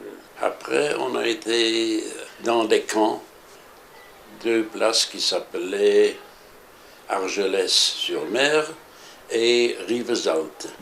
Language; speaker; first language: French; early bilingual, other home language; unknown